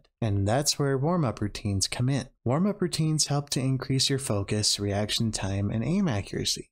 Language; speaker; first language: English; native; English